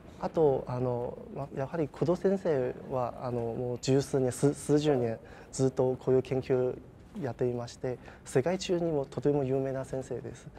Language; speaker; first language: Japanese; non-native, fluent; Chinese